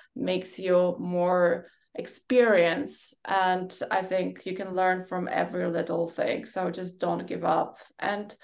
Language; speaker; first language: English; non-native, fluent; Polish